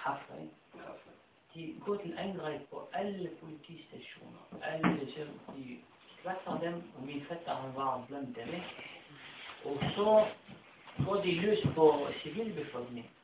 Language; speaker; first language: Danish; non-native, fluent; Arabic